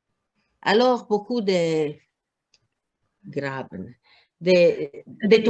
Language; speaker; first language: French; non-native, learner; Croatian